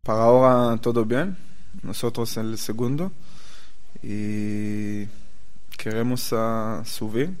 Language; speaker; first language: Spanish; non-native, learner; Hebrew